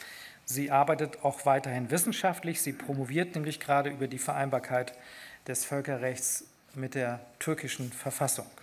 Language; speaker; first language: German; native; German